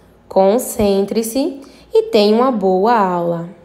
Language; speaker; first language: Portuguese; native; Portuguese